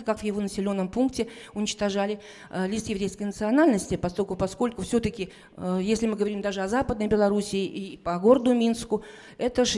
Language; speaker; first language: Russian; native; Russian